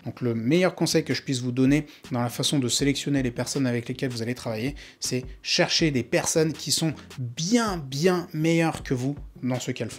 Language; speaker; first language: French; native; French